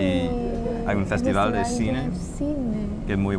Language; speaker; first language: Spanish; non-native, fluent; English